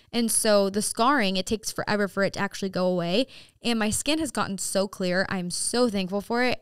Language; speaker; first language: English; native; English